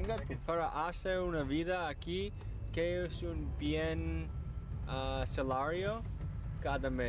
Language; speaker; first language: Spanish; non-native, learner; English